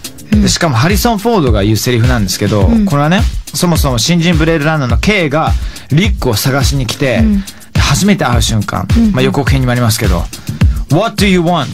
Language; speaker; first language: Japanese; early bilingual, heritage; Japanese